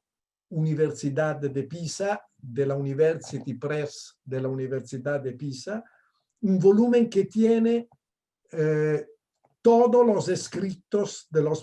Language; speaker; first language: Spanish; non-native, fluent; Italian